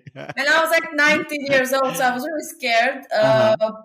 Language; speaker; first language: English; non-native, fluent; Serbian